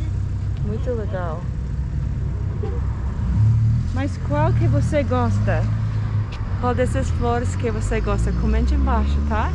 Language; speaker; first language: Portuguese; non-native, fluent; English